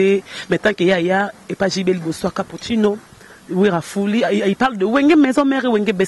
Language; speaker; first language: French; non-native, local second language; Lingala